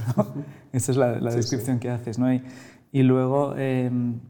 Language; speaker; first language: Spanish; native; Spanish